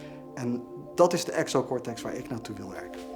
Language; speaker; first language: Dutch; native; Dutch